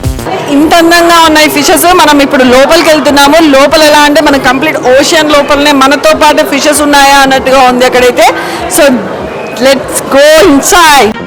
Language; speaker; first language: Telugu; native; Telugu